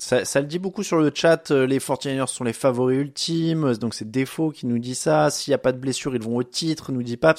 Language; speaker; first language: French; native; French